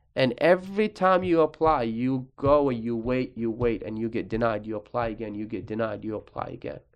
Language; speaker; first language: English; early bilingual, other home language; Arabic